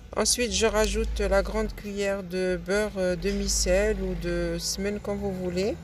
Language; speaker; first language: French; non-native, local second language; Arabic